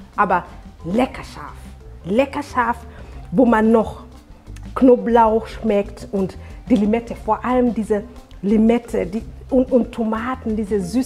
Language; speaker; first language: German; non-native, fluent; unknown